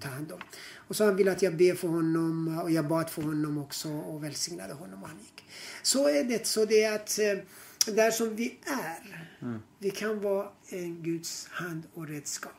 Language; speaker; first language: Swedish; non-native, fluent; Persian